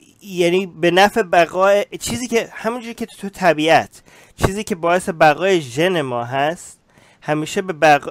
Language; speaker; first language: Persian; early bilingual, heritage; Persian